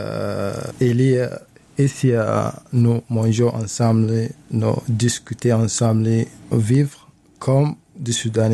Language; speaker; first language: French; non-native, learner; Arabic